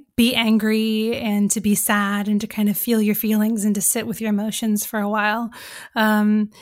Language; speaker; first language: English; native; English